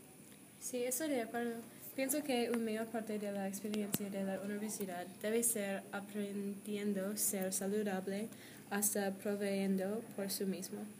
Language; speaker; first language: Spanish; non-native, learner; English